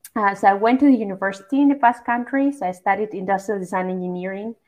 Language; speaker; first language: English; non-native, fluent; Basque